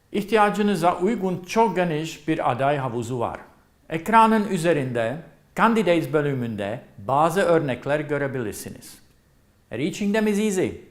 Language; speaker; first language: Turkish; non-native, learner; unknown